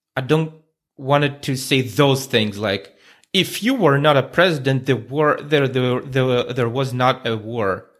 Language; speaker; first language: English; non-native, fluent; Russian